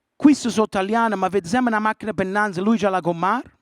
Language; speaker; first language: Italian; early bilingual, other home language; English